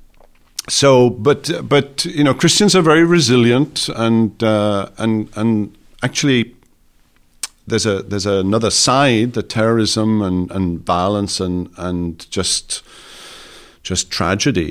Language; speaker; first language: English; native; English